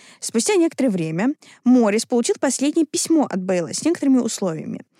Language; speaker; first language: Russian; native; Russian